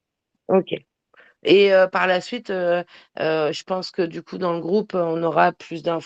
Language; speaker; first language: French; native; French